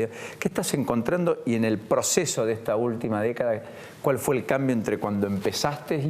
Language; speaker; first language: Spanish; native; Spanish